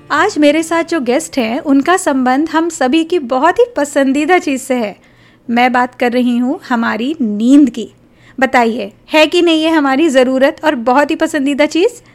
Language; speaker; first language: Hindi; native; Hindi